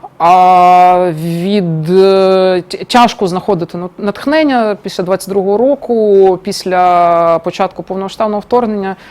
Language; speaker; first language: Ukrainian; non-native, local second language; Russian